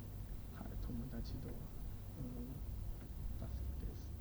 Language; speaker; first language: Japanese; non-native, learner; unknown